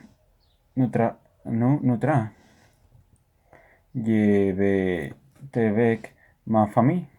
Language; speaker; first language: French; non-native, learner; Spanish